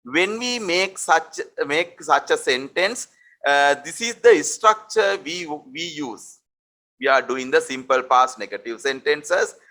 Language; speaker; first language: English; non-native, local second language; Sinhala